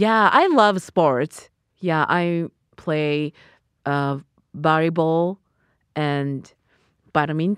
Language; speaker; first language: English; non-native, learner; Japanese